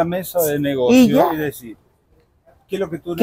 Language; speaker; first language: Spanish; native; Spanish